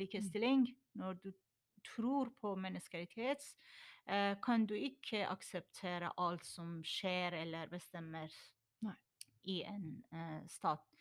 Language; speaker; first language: Norwegian; non-native, learner; Persian